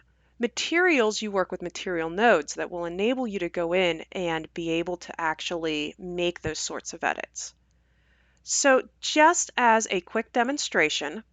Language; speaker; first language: English; native; English